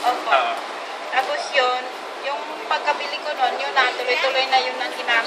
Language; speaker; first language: Filipino; non-native, local second language; Cebuano